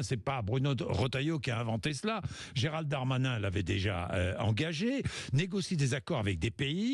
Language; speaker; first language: French; native; French